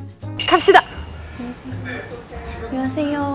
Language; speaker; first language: Korean; non-native, learner; Portuguese